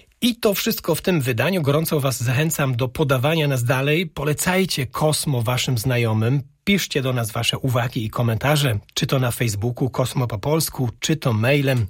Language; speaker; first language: Polish; native; Polish